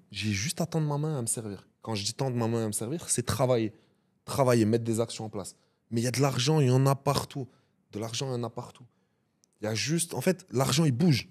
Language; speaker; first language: French; native; French